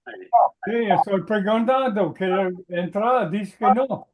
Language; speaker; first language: Spanish; non-native, learner; English